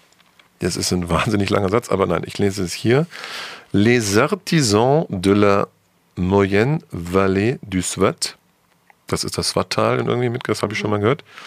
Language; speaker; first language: German; native; German